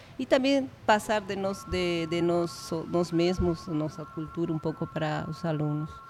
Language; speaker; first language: Portuguese; non-native, fluent; Spanish